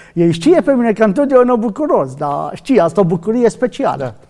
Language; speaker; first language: Romanian; non-native, learner; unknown